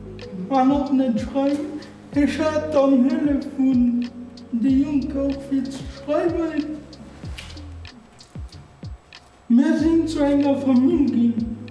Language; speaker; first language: German; non-native, local second language; Luxembourgish